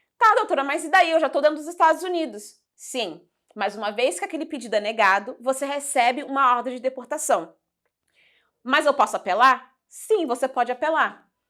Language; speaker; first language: Portuguese; early bilingual, heritage; Portuguese